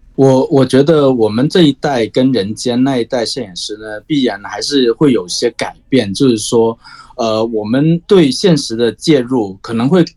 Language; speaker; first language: Chinese; non-native, local second language; Cantonese